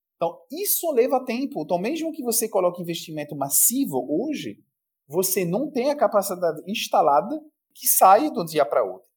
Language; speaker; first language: Portuguese; non-native, fluent; French